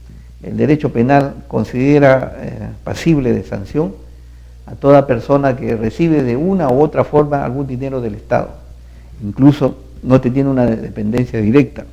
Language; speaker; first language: Spanish; native; Spanish